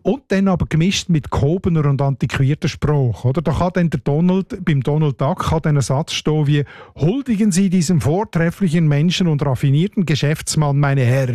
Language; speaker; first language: German; native; German